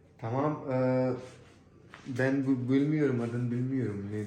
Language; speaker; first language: Turkish; non-native, learner; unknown